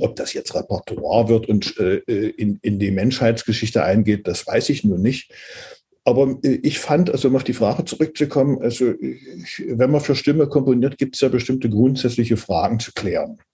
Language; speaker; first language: German; native; German